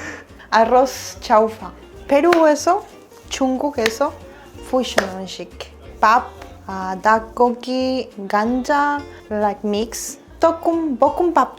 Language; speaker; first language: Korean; non-native, learner; Spanish